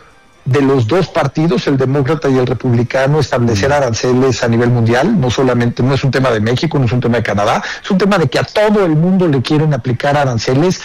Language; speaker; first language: Spanish; native; Spanish